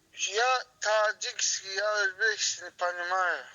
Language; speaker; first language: Russian; non-native, learner; Tajik